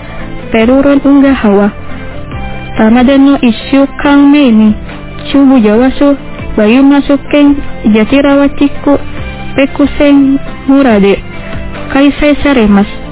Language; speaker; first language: Japanese; non-native, fluent; Indonesian